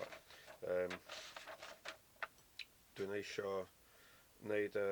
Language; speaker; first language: Welsh; non-native, learner; English